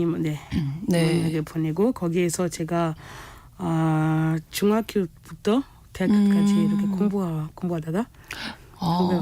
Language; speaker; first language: Korean; non-native, fluent; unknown